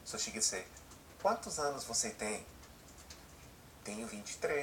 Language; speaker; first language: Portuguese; non-native, learner; English